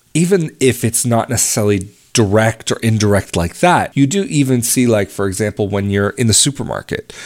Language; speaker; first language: English; native; English